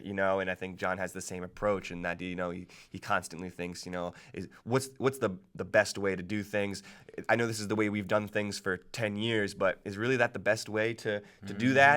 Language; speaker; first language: English; native; English